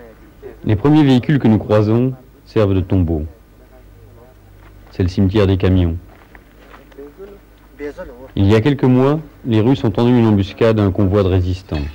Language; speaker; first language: French; native; French